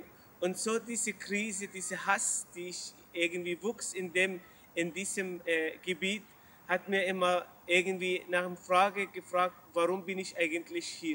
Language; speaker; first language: German; non-native, learner; Arabic